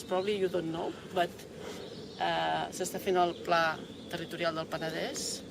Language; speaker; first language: English; non-native, learner; Catalan